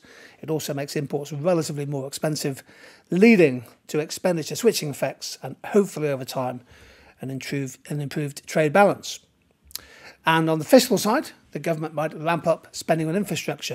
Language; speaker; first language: English; native; English